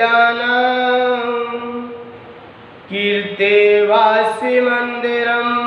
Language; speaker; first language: Hindi; native; Hindi